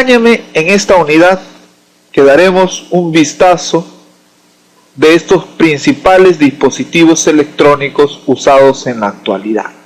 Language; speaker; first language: Spanish; native; Spanish